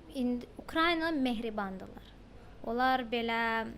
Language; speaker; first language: Azerbaijani; early bilingual, heritage; Ukrainian